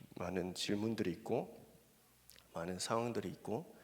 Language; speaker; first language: Korean; non-native, fluent; Spanish